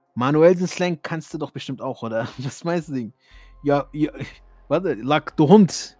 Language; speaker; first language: German; early bilingual, other home language; Turkish